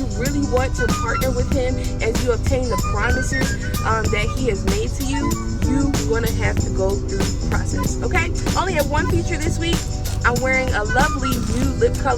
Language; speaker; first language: English; native; English